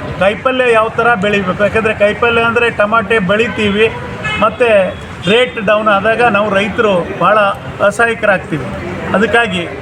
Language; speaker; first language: Kannada; native; Kannada